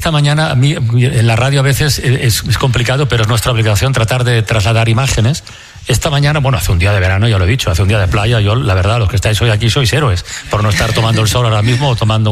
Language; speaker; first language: Spanish; native; Spanish